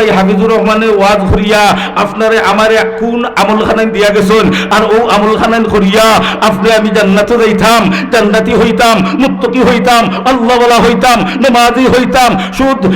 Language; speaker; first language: Bangla; non-native, local second language; Sylheti